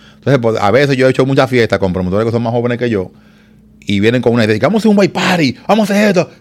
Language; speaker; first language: Spanish; native; Spanish